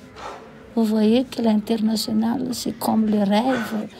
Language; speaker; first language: French; non-native, local second language; Malagasy